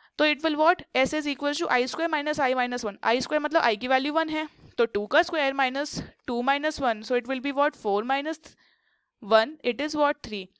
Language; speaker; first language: Hindi; native; Hindi